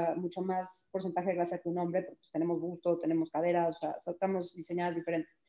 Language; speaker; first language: Spanish; early bilingual, heritage; Spanish